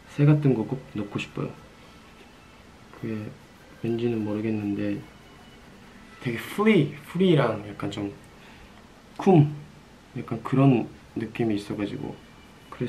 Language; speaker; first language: Korean; non-native, fluent; Japanese